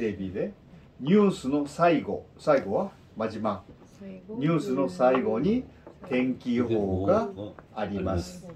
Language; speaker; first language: Japanese; non-native, learner; Korean